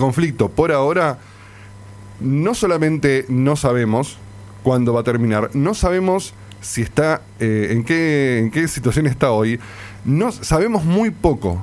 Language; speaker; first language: Spanish; native; Spanish